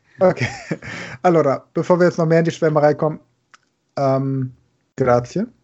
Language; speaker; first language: German; native; German